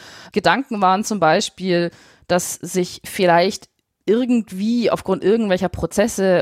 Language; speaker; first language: German; native; German